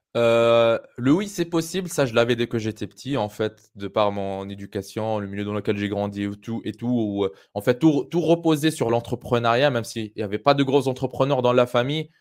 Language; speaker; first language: French; non-native, local second language; Arabic